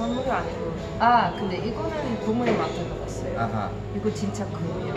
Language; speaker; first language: Korean; non-native, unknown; Dutch